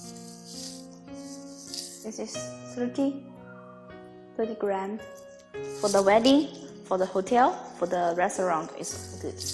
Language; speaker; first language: English; non-native, learner; Chinese